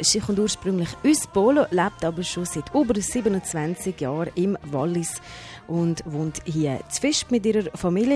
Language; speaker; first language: German; native; German